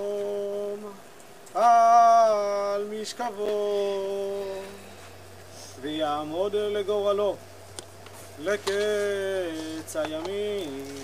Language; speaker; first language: Hebrew; native; Hebrew